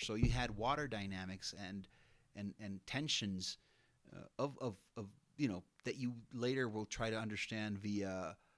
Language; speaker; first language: English; non-native, fluent; Spanish